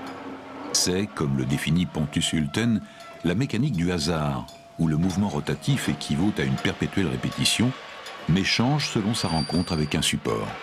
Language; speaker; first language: French; native; French